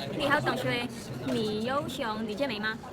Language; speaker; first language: Chinese; non-native, learner; Filipino